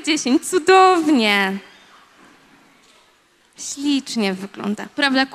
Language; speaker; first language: Polish; native; Polish